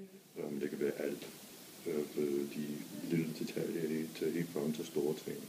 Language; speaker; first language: Danish; non-native, fluent; English